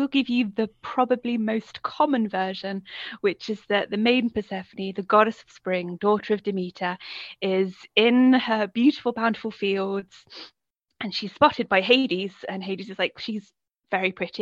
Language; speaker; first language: English; native; English